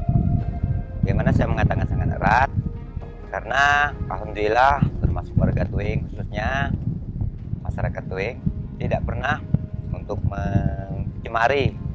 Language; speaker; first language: Indonesian; non-native, local second language; Malay